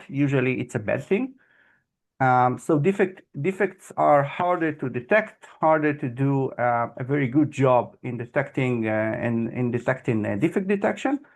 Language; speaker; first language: English; non-native, fluent; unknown